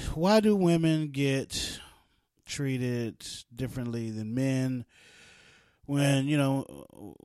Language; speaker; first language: English; native; English